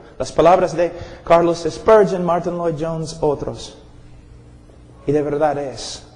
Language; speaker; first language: Spanish; non-native, fluent; English